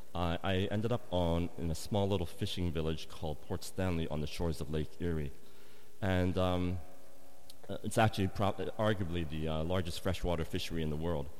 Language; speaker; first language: English; native; English